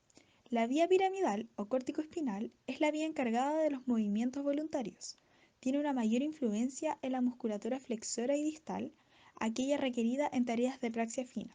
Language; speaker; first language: Spanish; native; Spanish